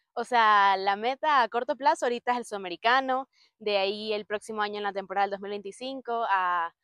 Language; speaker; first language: Spanish; native; Spanish